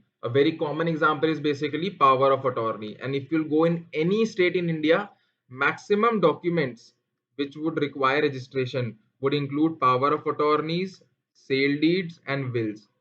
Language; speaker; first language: English; non-native, local second language; Hindi